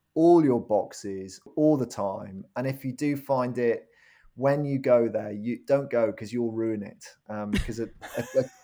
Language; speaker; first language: English; native; English